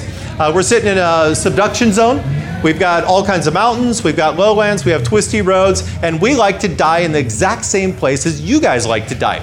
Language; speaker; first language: English; native; English